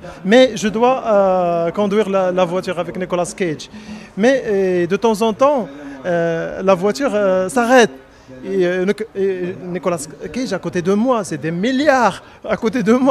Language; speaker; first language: French; non-native, local second language; Arabic